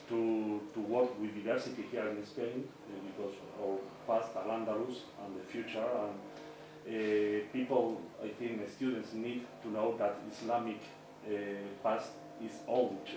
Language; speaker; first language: English; non-native, fluent; Spanish